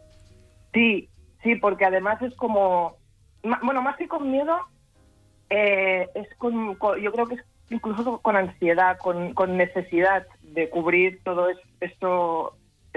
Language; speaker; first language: Spanish; native; Spanish